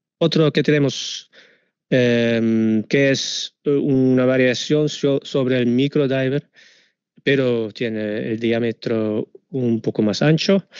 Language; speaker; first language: Spanish; non-native, fluent; Dutch